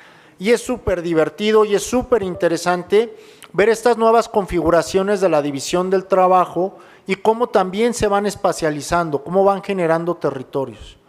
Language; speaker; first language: Spanish; native; Spanish